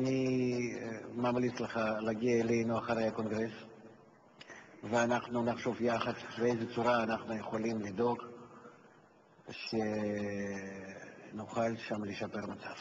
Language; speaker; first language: Hebrew; non-native, fluent; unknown